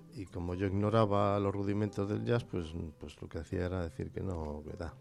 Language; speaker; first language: Spanish; native; Spanish